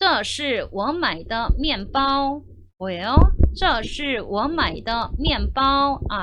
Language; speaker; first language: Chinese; non-native, local second language; Korean